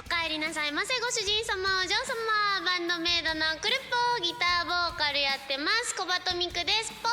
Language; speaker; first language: Japanese; native; Japanese